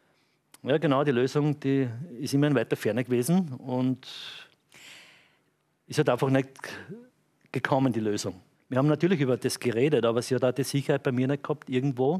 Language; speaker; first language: German; native; German